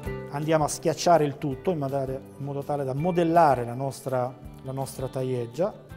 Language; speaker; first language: Italian; native; Italian